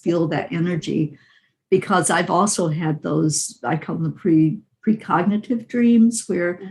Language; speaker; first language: English; native; English